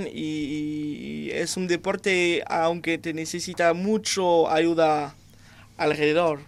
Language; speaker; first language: Spanish; non-native, fluent; French